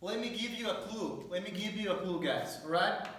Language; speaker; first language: English; non-native, fluent; Spanish